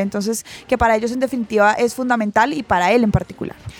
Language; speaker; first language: Spanish; native; Spanish